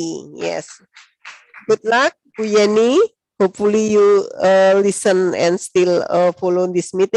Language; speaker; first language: English; non-native, learner; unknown